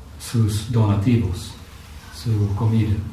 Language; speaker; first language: Spanish; non-native, fluent; English